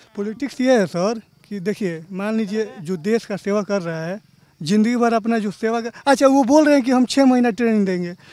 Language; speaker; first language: Hindi; native; Hindi